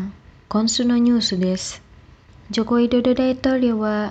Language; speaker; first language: Japanese; non-native, fluent; Indonesian